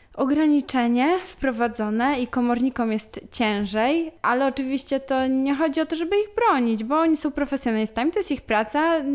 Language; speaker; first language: Polish; native; Polish